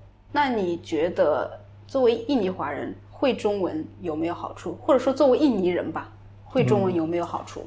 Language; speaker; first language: Chinese; native; Chinese